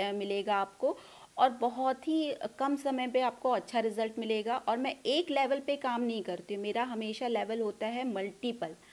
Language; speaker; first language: Hindi; non-native, local second language; Punjabi